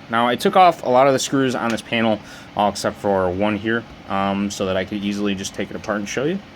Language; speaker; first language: English; native; English